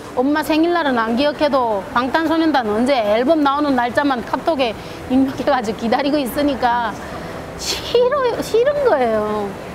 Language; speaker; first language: Korean; native; Korean